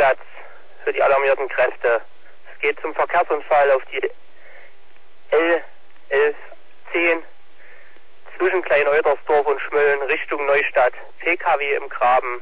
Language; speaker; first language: German; native; German